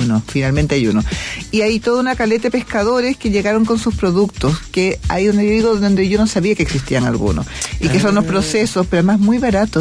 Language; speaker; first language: Spanish; native; Spanish